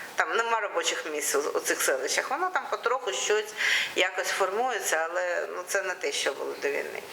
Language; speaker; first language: Ukrainian; non-native, local second language; Russian